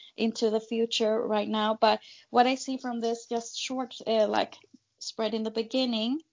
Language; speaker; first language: English; non-native, fluent; Swedish